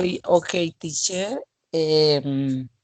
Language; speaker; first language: English; non-native, learner; Spanish